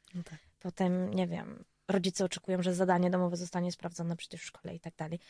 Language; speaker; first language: Polish; native; Polish